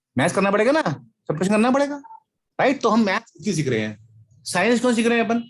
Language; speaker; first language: Hindi; native; Hindi